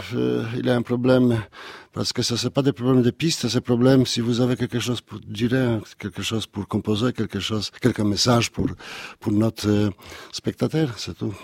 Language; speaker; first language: French; non-native, learner; Polish